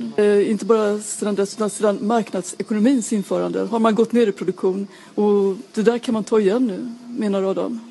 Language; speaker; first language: Swedish; native; Swedish